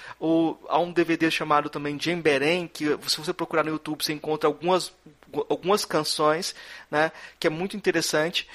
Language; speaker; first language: Portuguese; native; Portuguese